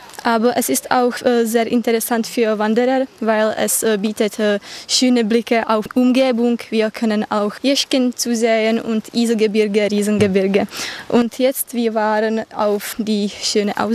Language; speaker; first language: German; non-native, fluent; Czech